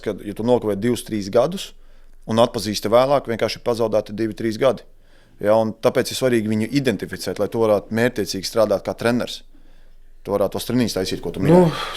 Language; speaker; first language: Latvian; native; Latvian